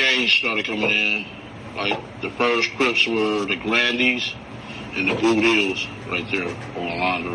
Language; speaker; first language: English; native; English